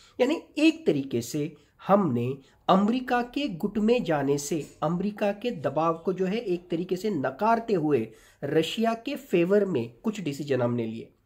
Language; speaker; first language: Hindi; non-native, local second language; Marathi